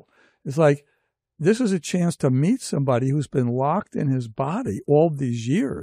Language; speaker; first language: English; native; English